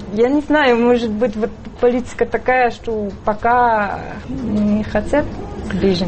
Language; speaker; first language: Russian; non-native, fluent; French